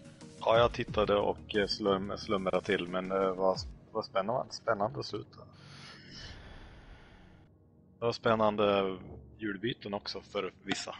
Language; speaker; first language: Swedish; native; Swedish